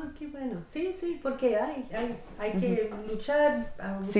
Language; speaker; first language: Spanish; non-native, fluent; English